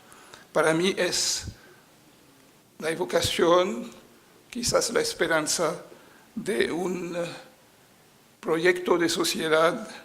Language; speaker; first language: Spanish; non-native, fluent; French